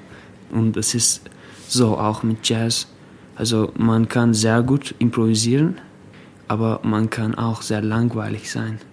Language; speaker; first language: German; non-native, fluent; Turkish